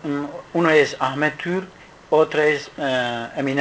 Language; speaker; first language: Spanish; non-native, learner; Kurdish